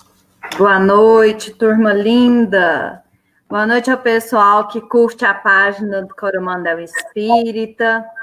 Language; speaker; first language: Portuguese; native; Portuguese